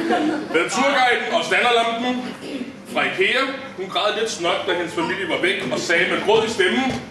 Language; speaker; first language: Danish; native; Danish